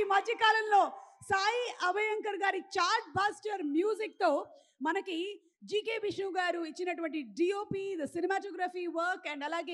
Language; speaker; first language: Telugu; native; Telugu